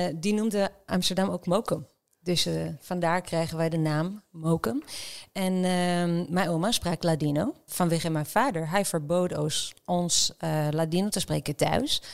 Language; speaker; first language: Dutch; non-native, fluent; Hebrew